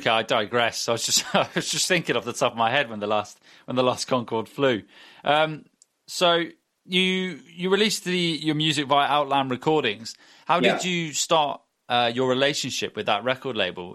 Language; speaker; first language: English; native; English